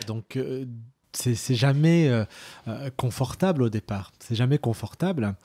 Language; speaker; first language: French; early bilingual, other home language; Arabic